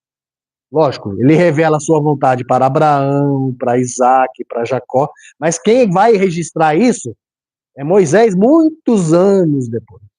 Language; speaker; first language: Portuguese; native; Portuguese